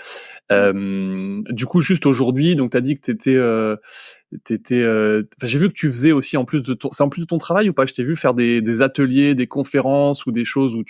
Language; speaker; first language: French; native; French